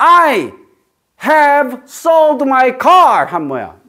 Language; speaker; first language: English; non-native, fluent; Korean